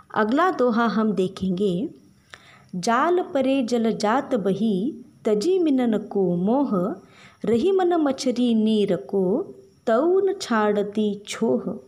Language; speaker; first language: Hindi; non-native, local second language; Marathi